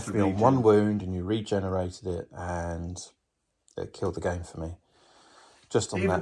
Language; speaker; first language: English; native; English